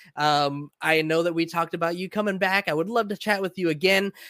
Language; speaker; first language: English; early bilingual, other home language; Spanish